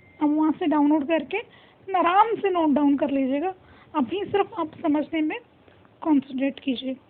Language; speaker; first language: Hindi; non-native, local second language; Punjabi